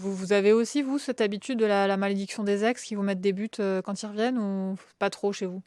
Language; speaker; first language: French; native; French